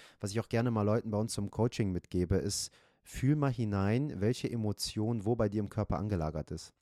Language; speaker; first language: German; native; German